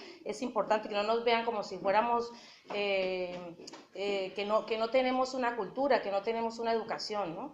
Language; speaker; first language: Spanish; native; Spanish